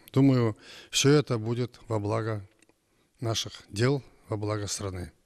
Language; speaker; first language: Russian; non-native, local second language; Kazakh